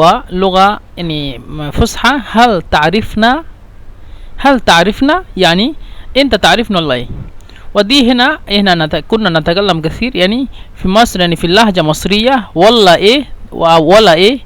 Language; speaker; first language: Arabic; non-native, fluent; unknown